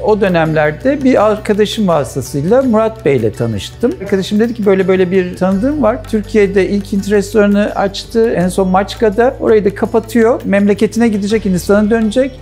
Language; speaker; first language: Turkish; native; Turkish